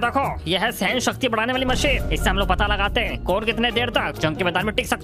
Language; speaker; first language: Hindi; native; Hindi